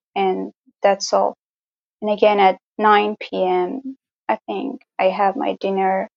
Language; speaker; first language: English; non-native, fluent; Persian